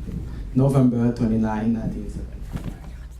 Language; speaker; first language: English; non-native, learner; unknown